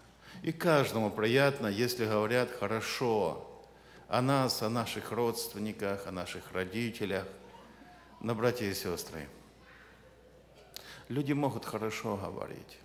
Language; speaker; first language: Russian; non-native, local second language; Ukrainian